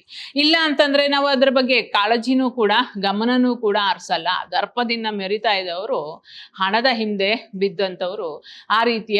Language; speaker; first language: Kannada; native; Kannada